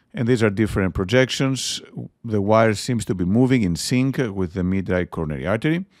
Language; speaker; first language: English; non-native, fluent; Greek